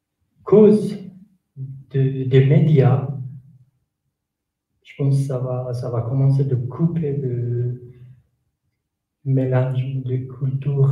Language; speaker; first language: French; non-native, learner; Kurdish